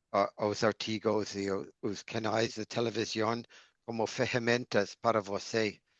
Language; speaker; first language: Portuguese; non-native, learner; English